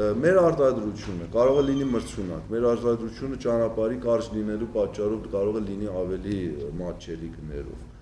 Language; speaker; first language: Armenian; early bilingual, heritage; Armenian